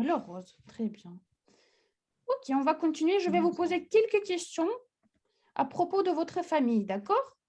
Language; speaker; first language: French; non-native, fluent; Russian